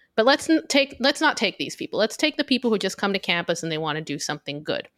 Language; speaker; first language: English; early bilingual, other home language; Hebrew